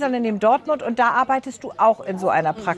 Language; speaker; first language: German; native; German